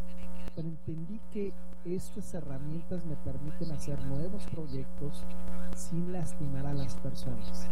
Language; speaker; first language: Spanish; native; Spanish